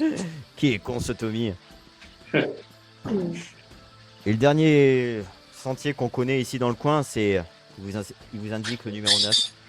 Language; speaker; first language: French; native; French